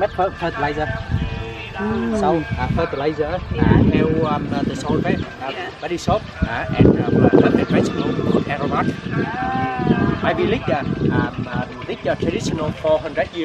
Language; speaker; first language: English; non-native, local second language; Vietnamese